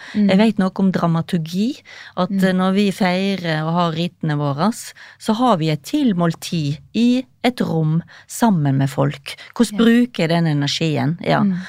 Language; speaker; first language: Norwegian; native; Norwegian